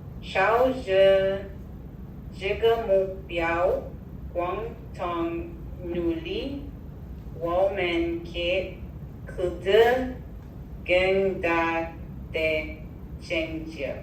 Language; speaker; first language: Chinese; non-native, learner; English